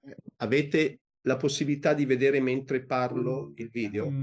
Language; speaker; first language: Italian; native; Italian